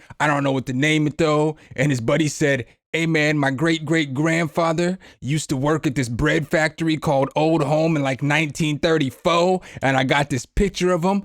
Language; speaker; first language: English; native; English